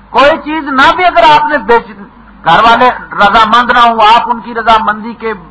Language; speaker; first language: Urdu; non-native, local second language; Punjabi